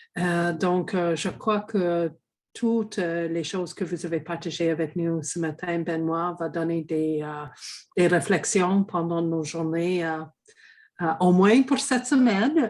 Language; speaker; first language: French; non-native, fluent; English